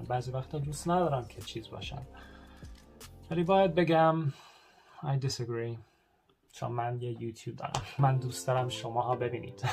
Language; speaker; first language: Persian; early bilingual, heritage; Persian